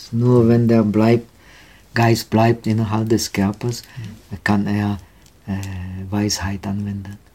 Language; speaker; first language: German; non-native, fluent; Czech